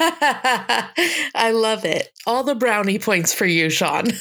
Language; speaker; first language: English; native; English